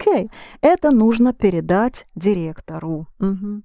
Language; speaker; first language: Russian; non-native, fluent; English